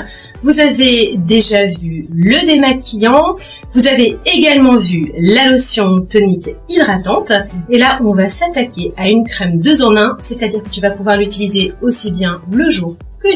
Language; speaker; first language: French; native; French